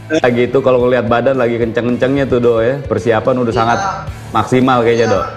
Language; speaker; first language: Indonesian; native; Indonesian